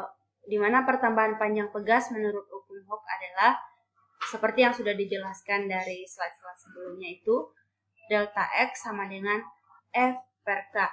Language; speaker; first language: Indonesian; native; Indonesian